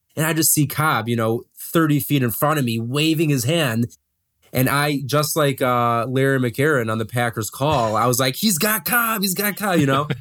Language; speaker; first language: English; native; English